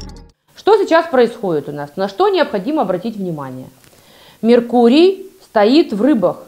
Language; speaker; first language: Russian; native; Russian